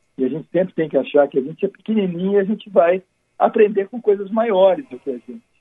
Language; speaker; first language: Portuguese; native; Portuguese